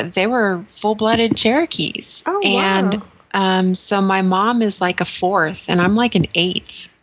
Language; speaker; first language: English; native; English